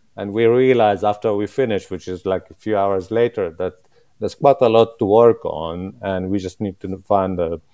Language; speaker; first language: English; non-native, fluent; Arabic